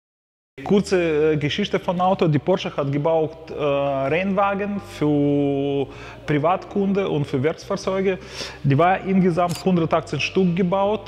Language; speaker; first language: German; non-native, fluent; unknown